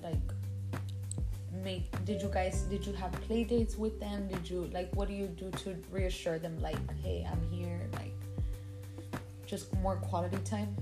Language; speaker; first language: English; early bilingual, other home language; Spanish